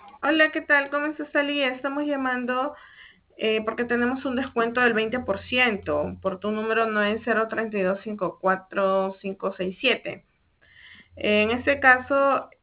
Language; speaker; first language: Spanish; native; Spanish